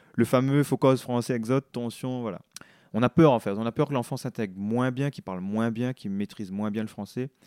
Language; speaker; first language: French; non-native, local second language; Réunion Creole French